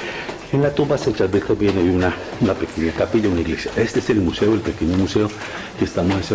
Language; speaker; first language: Spanish; native; Spanish